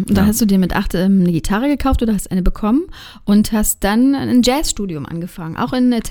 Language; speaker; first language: German; native; German